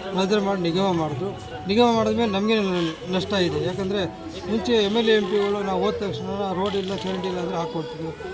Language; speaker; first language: Kannada; non-native, local second language; Lambadi